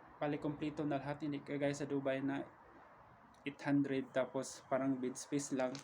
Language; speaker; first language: Filipino; non-native, local second language; Cebuano